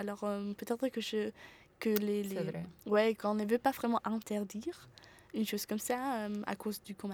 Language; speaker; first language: French; non-native, fluent; German